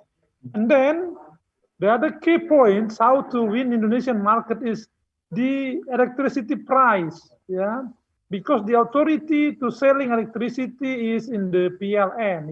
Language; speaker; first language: English; non-native, learner; Indonesian